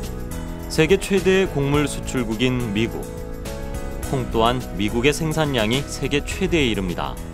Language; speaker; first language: Korean; native; Korean